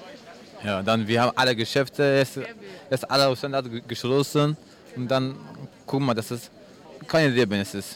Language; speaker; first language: German; non-native, learner; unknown